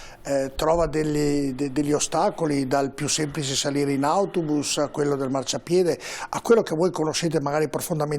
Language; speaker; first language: Italian; native; Italian